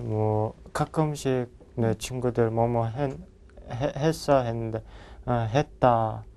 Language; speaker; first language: Korean; non-native, learner; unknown